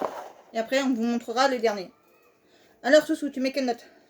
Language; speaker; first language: French; native; French